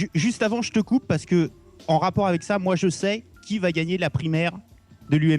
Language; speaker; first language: French; native; French